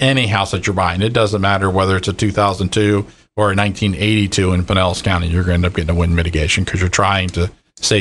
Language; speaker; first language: English; native; English